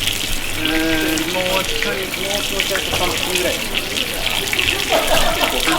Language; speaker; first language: Japanese; non-native, fluent; Italian